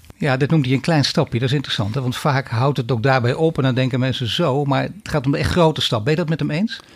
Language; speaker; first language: Dutch; native; Dutch